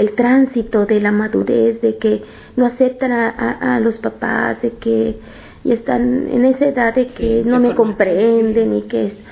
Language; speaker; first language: Spanish; native; Spanish